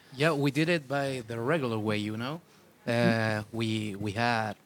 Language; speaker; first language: English; non-native, fluent; Spanish